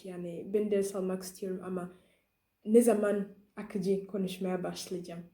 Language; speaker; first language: Turkish; non-native, learner; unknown